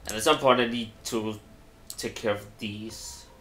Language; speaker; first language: English; non-native, fluent; Danish